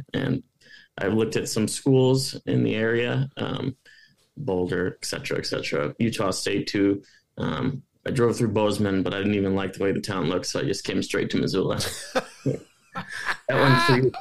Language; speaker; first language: English; native; English